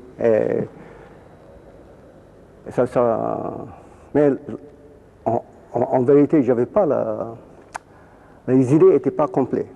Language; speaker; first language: French; non-native, fluent; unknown